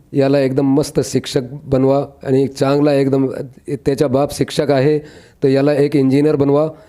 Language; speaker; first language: Marathi; non-native, local second language; Urdu